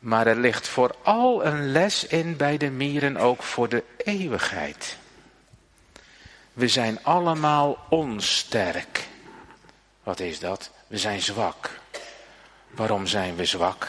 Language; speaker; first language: Dutch; native; Dutch